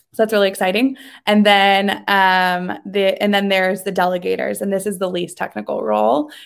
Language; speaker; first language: English; native; English